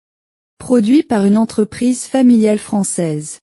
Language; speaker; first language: French; non-native, learner; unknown